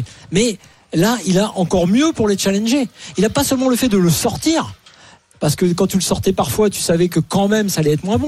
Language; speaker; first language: French; native; French